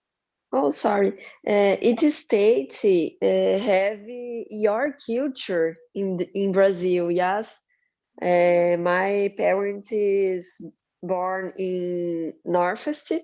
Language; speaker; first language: English; non-native, learner; Portuguese